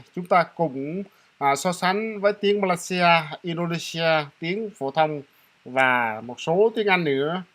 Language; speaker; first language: Vietnamese; non-native, local second language; Jarai